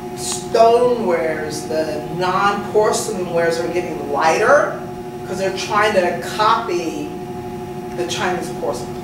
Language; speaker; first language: English; native; English